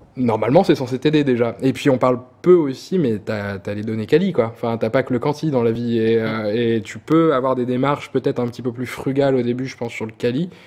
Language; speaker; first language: French; native; French